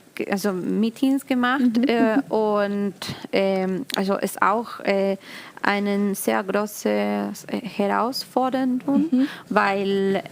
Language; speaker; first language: German; non-native, learner; Spanish